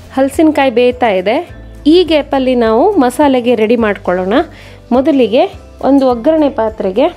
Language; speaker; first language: Kannada; non-native, local second language; Konkani